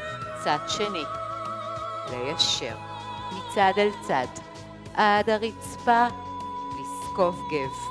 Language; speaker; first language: Hebrew; native; Hebrew